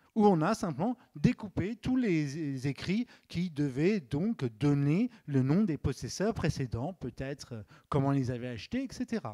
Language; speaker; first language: French; native; French